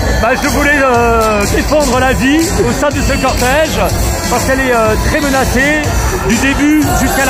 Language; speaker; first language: French; native; French